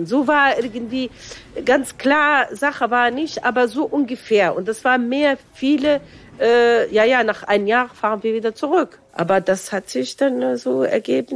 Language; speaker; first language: German; non-native, fluent; Arabic